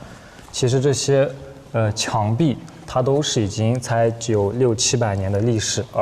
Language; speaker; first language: Chinese; native; Chinese